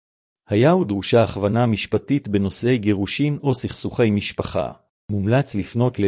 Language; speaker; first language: Hebrew; native; Hebrew